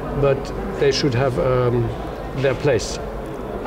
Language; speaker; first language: English; non-native, fluent; German